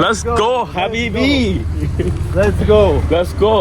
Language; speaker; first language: English; non-native, local second language; Malayalam